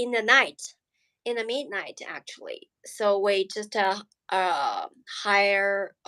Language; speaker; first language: English; non-native, learner; Chinese